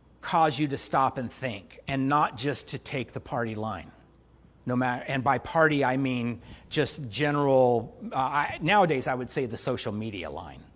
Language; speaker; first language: English; native; English